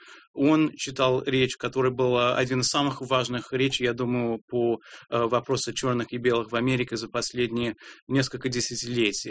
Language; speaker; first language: Russian; non-native, fluent; English